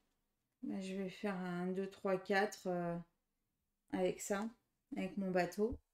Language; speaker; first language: French; native; French